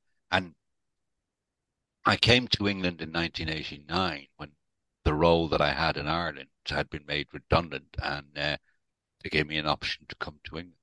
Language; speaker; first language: English; native; English